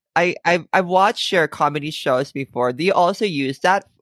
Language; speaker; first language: English; non-native, local second language; Filipino